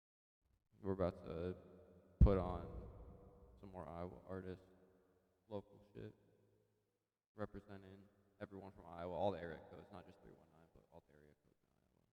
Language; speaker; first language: English; native; English